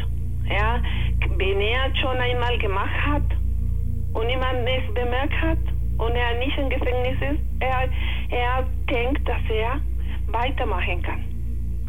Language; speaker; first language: German; non-native, learner; Spanish